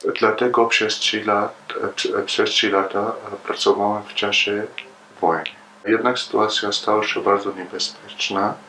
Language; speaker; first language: Polish; non-native, learner; Arabic